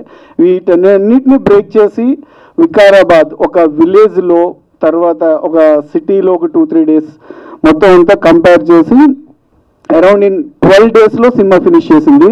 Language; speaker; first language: Telugu; native; Telugu